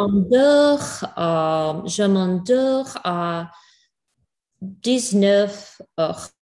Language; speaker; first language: French; non-native, learner; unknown